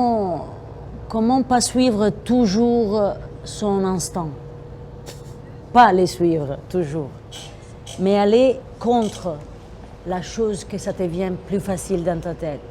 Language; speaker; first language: French; non-native, fluent; Italian